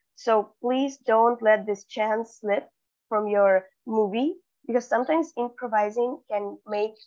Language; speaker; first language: English; non-native, fluent; Russian